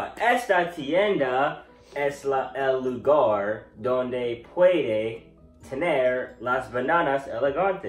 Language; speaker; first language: Spanish; non-native, learner; English